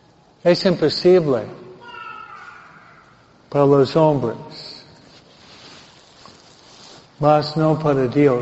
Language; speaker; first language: Spanish; non-native, fluent; English